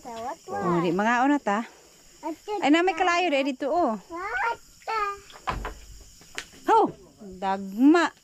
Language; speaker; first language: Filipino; non-native, local second language; Cebuano